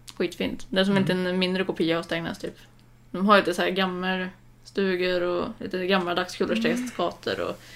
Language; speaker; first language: Swedish; native; Swedish